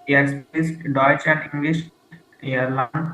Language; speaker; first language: German; non-native, learner; Bangla